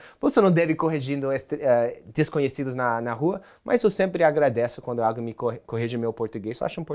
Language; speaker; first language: Portuguese; non-native, fluent; English